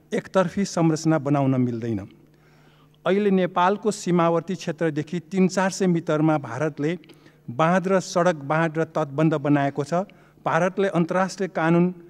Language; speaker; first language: Nepali; non-native, local second language; Newari